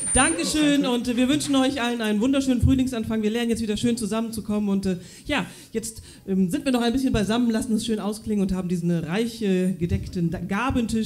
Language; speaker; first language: German; native; German